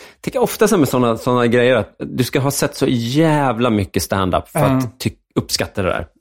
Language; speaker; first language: Swedish; native; Swedish